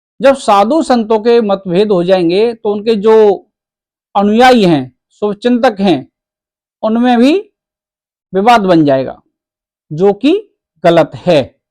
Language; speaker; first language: Hindi; native; Hindi